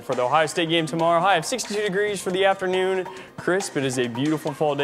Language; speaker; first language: English; native; English